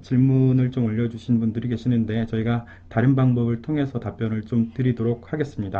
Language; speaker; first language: Korean; native; Korean